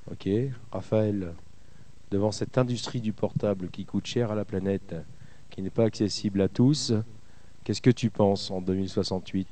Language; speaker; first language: French; native; French